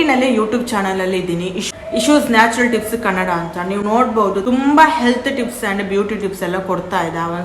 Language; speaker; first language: Kannada; non-native, local second language; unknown